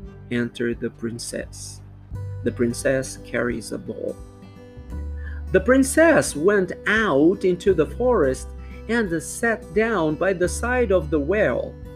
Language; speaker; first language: English; non-native, fluent; Portuguese